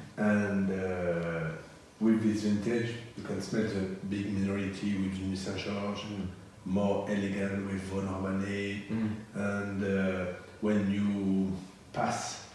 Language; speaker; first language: English; non-native, learner; French